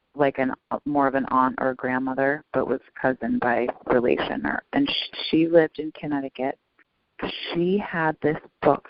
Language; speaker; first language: English; native; English